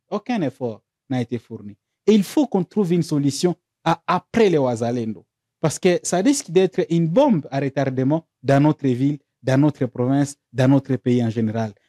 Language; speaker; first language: French; non-native, local second language; Swahili